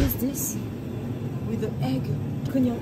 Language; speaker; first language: English; non-native, learner; French